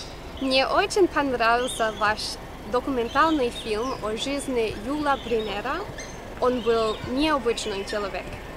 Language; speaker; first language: Russian; non-native, learner; English